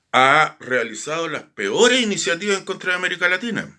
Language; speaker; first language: Spanish; native; Spanish